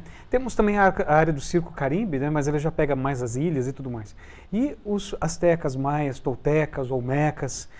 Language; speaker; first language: Portuguese; native; Portuguese